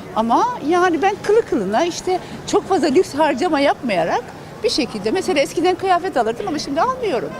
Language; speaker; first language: Turkish; native; Turkish